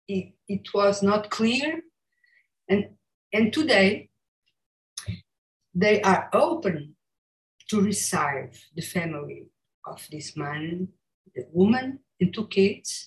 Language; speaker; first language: English; non-native, learner; Portuguese